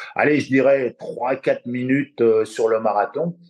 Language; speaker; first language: French; native; French